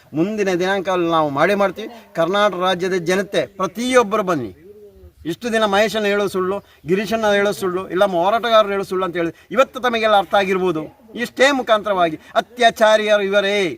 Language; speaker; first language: Kannada; native; Kannada